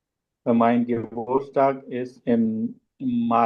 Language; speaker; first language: German; non-native, learner; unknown